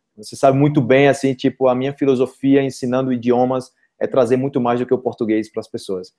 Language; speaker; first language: Portuguese; native; Portuguese